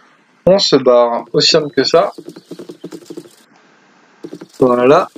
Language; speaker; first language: French; native; French